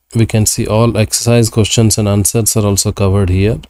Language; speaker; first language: English; non-native, local second language; Kannada